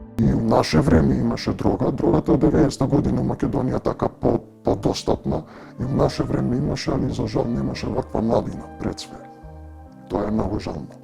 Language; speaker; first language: Macedonian; native; Macedonian